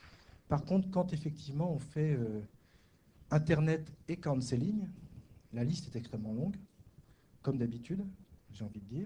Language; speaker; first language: French; native; French